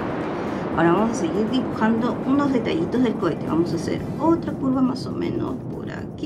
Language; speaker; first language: Spanish; native; Spanish